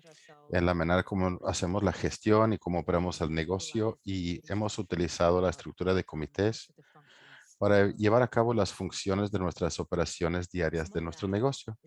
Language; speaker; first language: Spanish; non-native, fluent; English